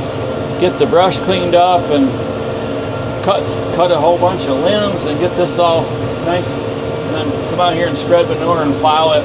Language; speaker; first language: English; native; English